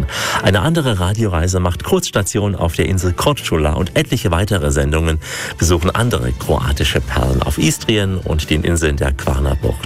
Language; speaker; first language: German; native; German